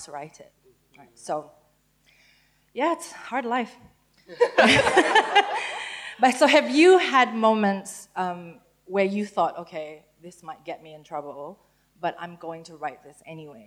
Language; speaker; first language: English; native; English